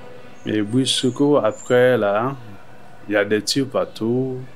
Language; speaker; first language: French; non-native, local second language; Haitian Creole